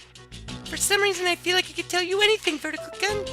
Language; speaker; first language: English; native; English